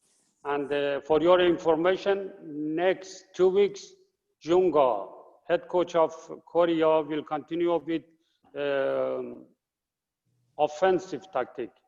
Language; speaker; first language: English; non-native, fluent; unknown